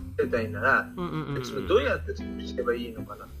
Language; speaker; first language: Japanese; non-native, fluent; Bangla